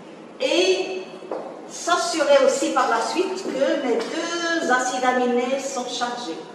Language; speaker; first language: French; non-native, local second language; Arabic